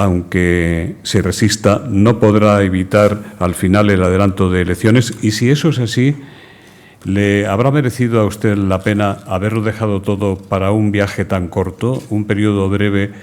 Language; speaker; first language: Spanish; native; Spanish